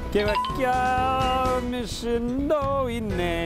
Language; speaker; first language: Korean; non-native, fluent; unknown